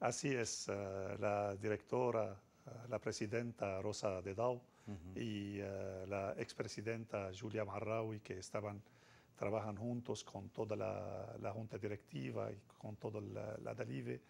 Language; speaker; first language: Spanish; non-native, fluent; Arabic